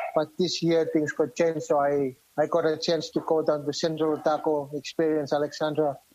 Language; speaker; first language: English; non-native, fluent; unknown